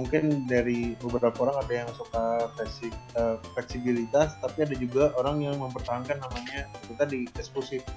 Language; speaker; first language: Indonesian; native; Indonesian